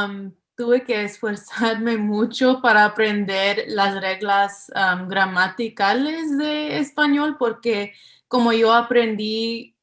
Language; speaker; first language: Spanish; early bilingual, heritage; English